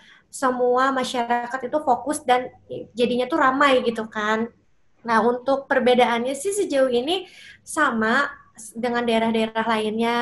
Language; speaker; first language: Indonesian; native; Indonesian